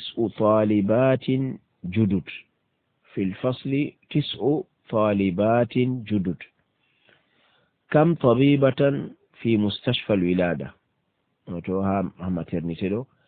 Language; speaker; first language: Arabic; non-native, fluent; Fula